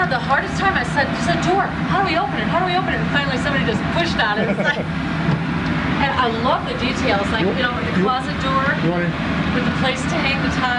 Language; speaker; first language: English; native; English